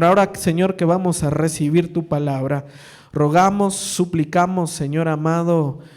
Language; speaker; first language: Spanish; native; Spanish